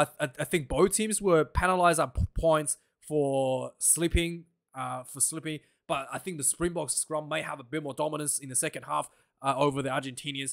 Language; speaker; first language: English; non-native, local second language; Afrikaans